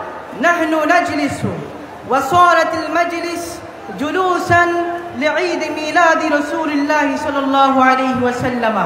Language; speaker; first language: Arabic; non-native, learner; Bangla